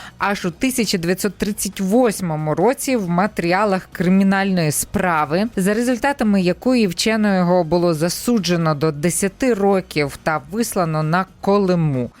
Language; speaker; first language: Ukrainian; native; Ukrainian